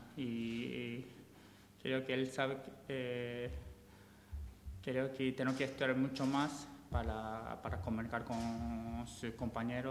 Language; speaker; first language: Spanish; non-native, learner; Japanese